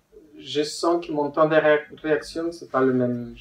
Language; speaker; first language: French; non-native, fluent; Spanish